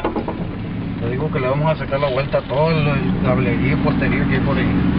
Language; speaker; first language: Spanish; native; Spanish